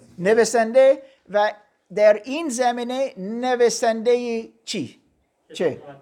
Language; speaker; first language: Persian; non-native, learner; German